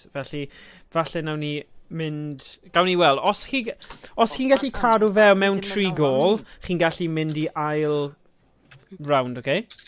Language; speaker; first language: Welsh; non-native, local second language; English